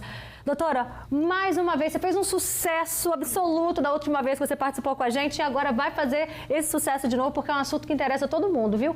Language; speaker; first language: Portuguese; native; Portuguese